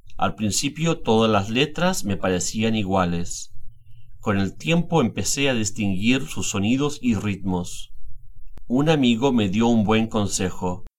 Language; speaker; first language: Spanish; native; Spanish